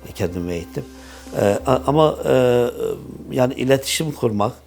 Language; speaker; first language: Turkish; early bilingual, heritage; Turkish